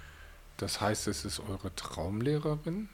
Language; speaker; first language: German; native; German